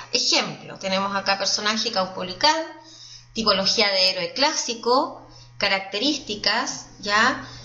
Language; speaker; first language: Spanish; native; Spanish